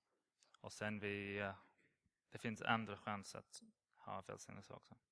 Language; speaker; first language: Swedish; non-native, learner; English